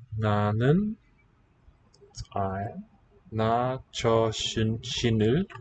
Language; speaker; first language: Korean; non-native, learner; English